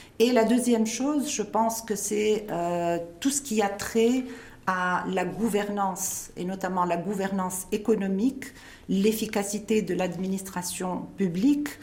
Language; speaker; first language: French; non-native, local second language; Arabic